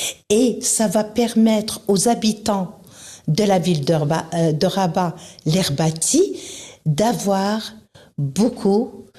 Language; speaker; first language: French; non-native, local second language; Arabic